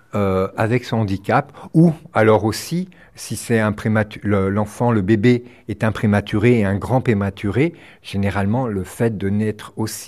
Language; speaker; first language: French; native; French